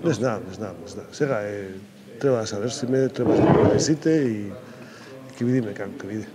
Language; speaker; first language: Macedonian; non-native, learner; Spanish